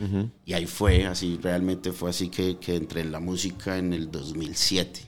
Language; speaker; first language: Spanish; early bilingual, heritage; Spanish